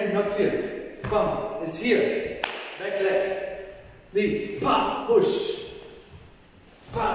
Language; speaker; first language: English; non-native, learner; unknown